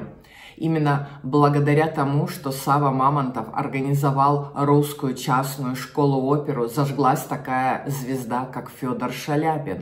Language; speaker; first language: Russian; native; Russian